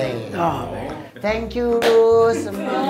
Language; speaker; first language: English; non-native, learner; Indonesian